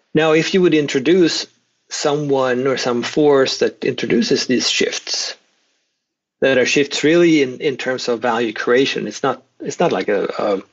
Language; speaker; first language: English; non-native, fluent; Swedish